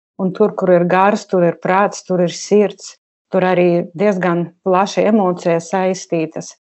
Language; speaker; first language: Latvian; non-native, local second language; Russian